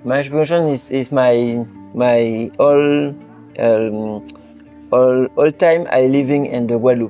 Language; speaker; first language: English; non-native, learner; French